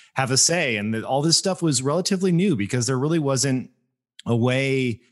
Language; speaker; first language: English; native; English